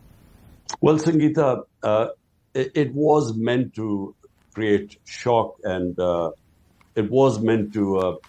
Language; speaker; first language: English; non-native, local second language; Urdu